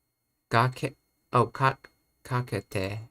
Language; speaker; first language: Japanese; non-native, learner; English